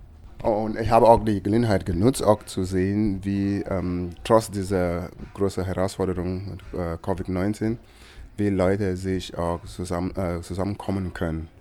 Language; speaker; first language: German; non-native, fluent; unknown